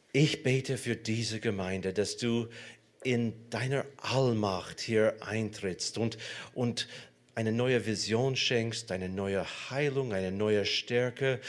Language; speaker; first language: German; non-native, fluent; English